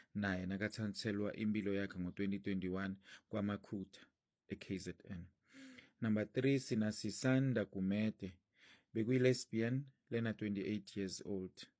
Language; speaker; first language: Zulu; non-native, local second language; Swati